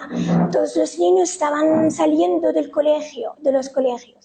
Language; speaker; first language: Spanish; non-native, fluent; Arabic